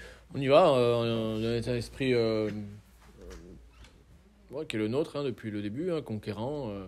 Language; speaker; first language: French; native; French